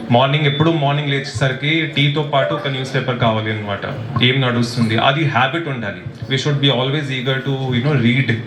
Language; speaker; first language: Telugu; non-native, local second language; Hindi